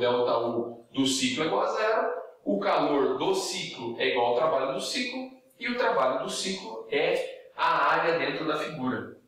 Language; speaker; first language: Portuguese; native; Portuguese